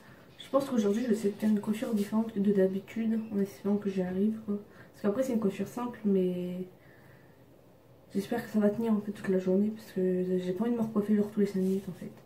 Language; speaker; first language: French; native; French